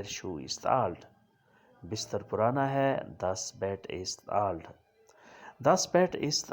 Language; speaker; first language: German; non-native, learner; Urdu